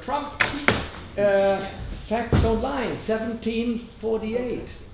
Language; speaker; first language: English; non-native, fluent; German